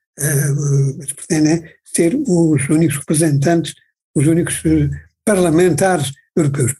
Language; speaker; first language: Portuguese; native; Portuguese